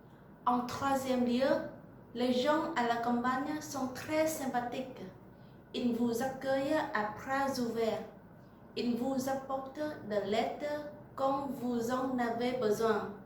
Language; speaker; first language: French; non-native, learner; Vietnamese